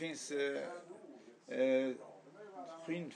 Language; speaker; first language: Swedish; non-native, learner; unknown